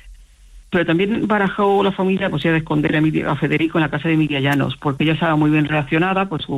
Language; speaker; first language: Spanish; native; Spanish